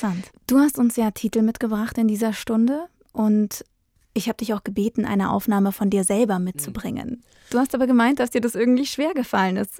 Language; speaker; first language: German; native; German